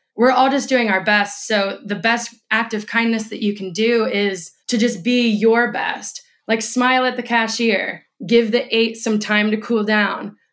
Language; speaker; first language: English; native; English